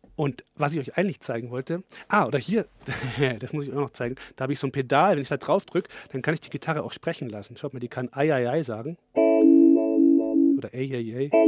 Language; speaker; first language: German; native; German